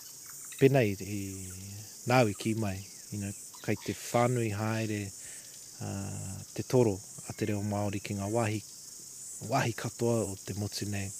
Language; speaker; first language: Māori; non-native, local second language; English